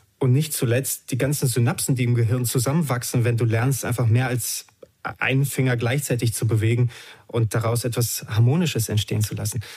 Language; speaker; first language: German; early bilingual, other home language; Romanian